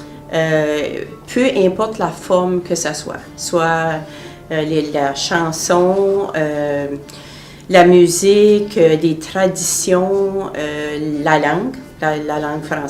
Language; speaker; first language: French; native; French